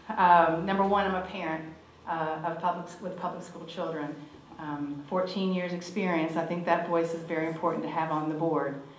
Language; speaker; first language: English; native; English